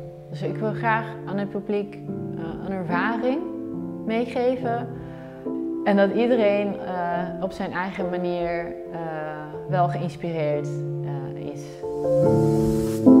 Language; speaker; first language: Dutch; non-native, fluent; Italian